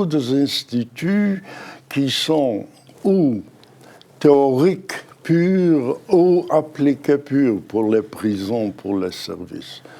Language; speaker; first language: French; non-native, fluent; Hebrew